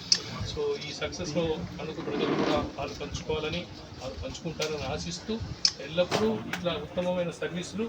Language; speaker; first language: Telugu; native; Telugu